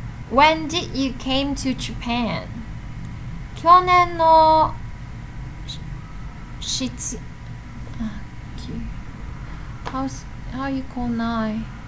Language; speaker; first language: English; non-native, learner; Vietnamese